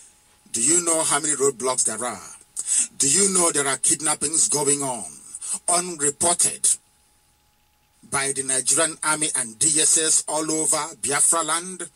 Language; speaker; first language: English; non-native, local second language; Igbo